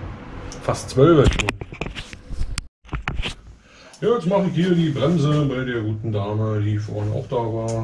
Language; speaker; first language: German; native; German